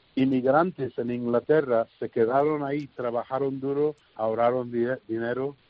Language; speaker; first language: Spanish; early bilingual, heritage; English